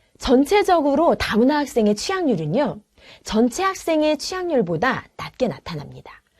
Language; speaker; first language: Korean; native; Korean